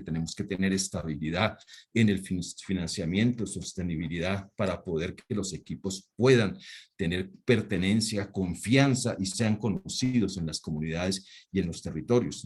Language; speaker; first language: Spanish; native; Spanish